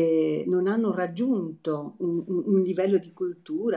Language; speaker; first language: Italian; native; Italian